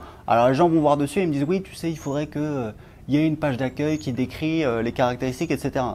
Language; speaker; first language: French; native; French